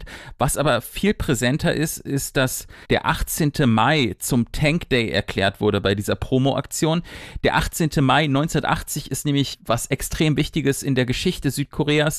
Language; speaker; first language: German; native; German